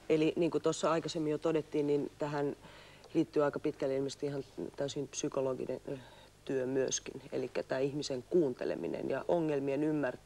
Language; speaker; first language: Finnish; native; Finnish